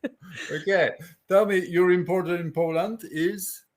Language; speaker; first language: English; non-native, fluent; Polish